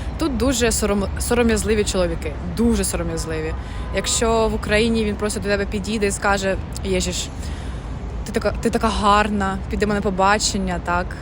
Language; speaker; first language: Ukrainian; native; Ukrainian